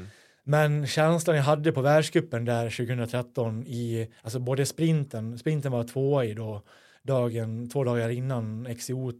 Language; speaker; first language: Swedish; native; Swedish